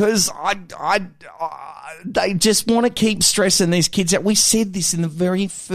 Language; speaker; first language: English; native; English